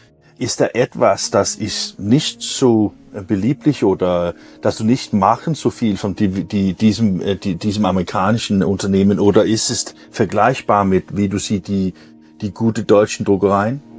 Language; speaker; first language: German; non-native, learner; Danish